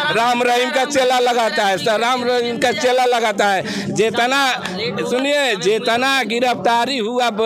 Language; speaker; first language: Hindi; native; Hindi